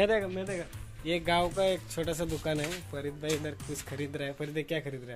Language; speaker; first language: Hindi; non-native, local second language; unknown